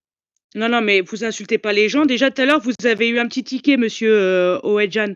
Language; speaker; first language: French; native; French